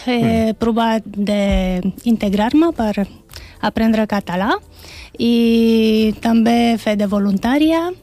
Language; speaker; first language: Catalan; non-native, fluent; Romanian